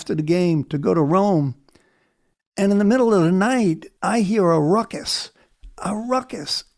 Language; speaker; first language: English; native; English